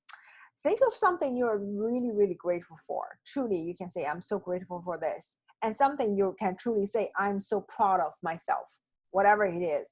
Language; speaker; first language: English; non-native, fluent; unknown